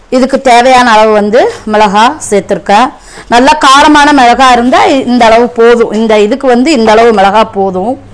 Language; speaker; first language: Tamil; non-native, local second language; Telugu